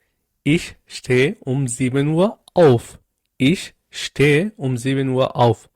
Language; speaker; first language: German; non-native, learner; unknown